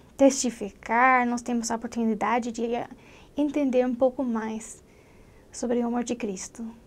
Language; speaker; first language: Portuguese; non-native, fluent; English